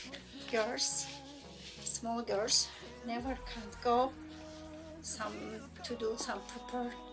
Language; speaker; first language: English; non-native, learner; Turkish